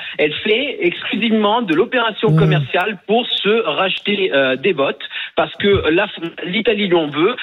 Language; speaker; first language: French; early bilingual, other home language; Italian